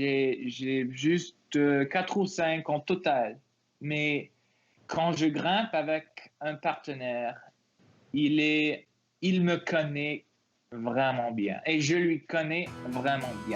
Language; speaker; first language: French; non-native, local second language; English